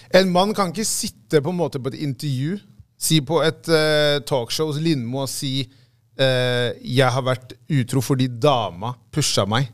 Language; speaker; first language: Norwegian; early bilingual, other home language; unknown